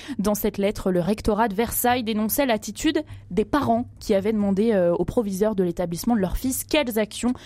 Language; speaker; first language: French; native; French